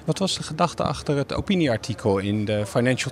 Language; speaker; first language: Dutch; native; Dutch